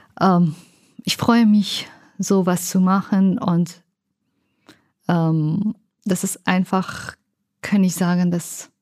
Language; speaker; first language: German; non-native, learner; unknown